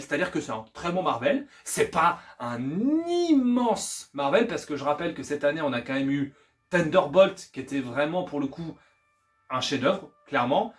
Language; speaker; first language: French; native; French